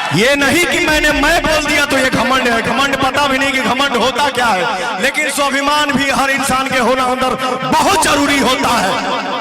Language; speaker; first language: Hindi; non-native, local second language; Bhojpuri